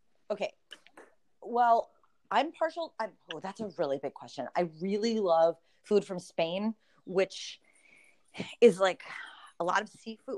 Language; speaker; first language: English; native; English